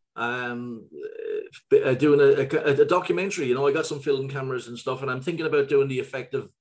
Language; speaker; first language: English; native; English